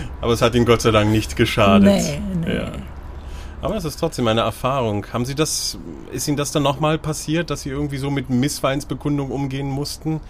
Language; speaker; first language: German; native; German